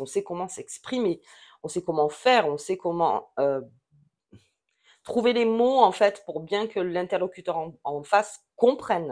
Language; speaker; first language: French; native; French